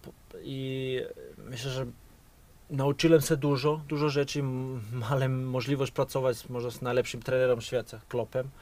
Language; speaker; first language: Polish; non-native, fluent; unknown